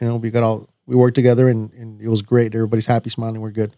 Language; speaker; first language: English; early bilingual, other home language; Spanish